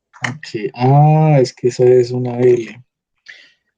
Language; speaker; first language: Spanish; native; Spanish